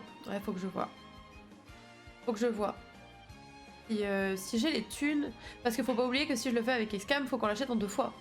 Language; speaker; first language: French; native; French